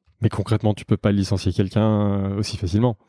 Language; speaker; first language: French; native; French